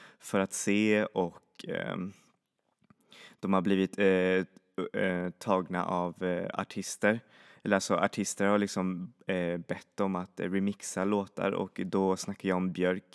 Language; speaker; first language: Swedish; native; Swedish